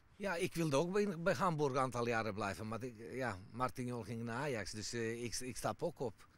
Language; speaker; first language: Dutch; non-native, fluent; Serbian